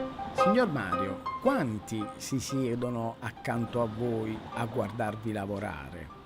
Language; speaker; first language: Italian; native; Italian